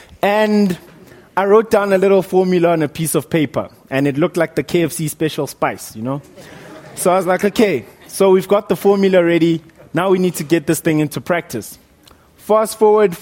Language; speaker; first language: English; non-native, local second language; Northern Sotho